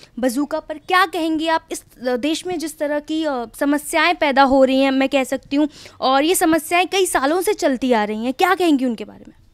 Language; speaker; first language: Hindi; native; Hindi